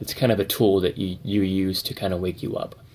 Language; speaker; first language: English; native; English